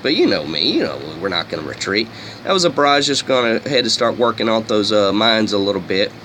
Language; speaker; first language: English; native; English